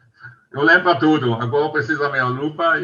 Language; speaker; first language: Portuguese; non-native, learner; German